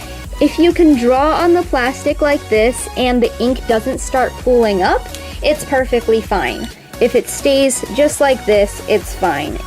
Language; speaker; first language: English; native; English